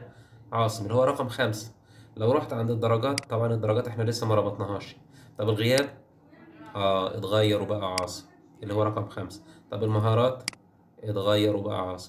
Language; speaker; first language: Arabic; native; Arabic